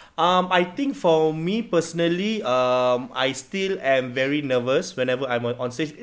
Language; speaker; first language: English; non-native, local second language; Malay